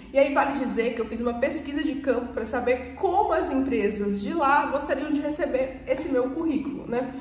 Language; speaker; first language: Portuguese; native; Portuguese